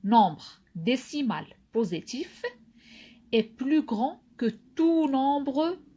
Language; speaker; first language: French; non-native, local second language; Arabic